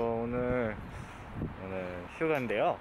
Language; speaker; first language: Korean; early bilingual, heritage; English